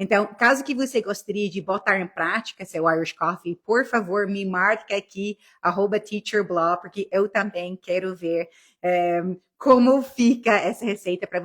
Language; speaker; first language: Portuguese; non-native, fluent; English